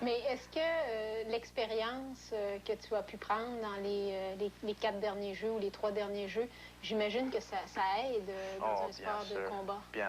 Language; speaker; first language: French; native; French